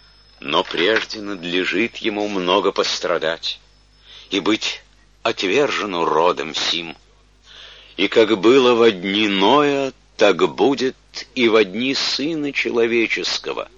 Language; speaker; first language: Russian; native; Russian